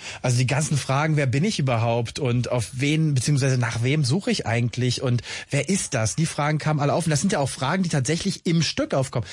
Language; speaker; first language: German; native; German